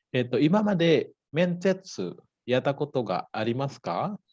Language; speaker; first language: Japanese; non-native, fluent; Indonesian